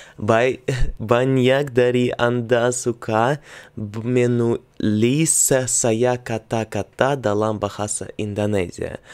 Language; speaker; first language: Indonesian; non-native, learner; Russian